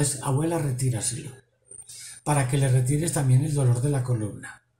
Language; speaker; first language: Spanish; native; Spanish